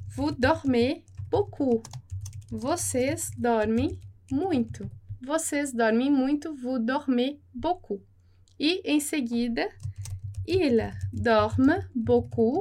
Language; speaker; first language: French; non-native, fluent; Portuguese